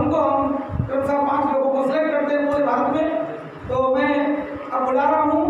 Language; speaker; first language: Hindi; native; Hindi